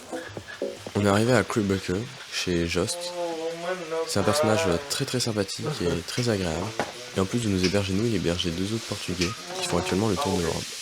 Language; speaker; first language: French; native; French